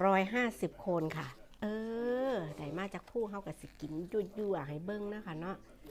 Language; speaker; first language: Thai; native; Thai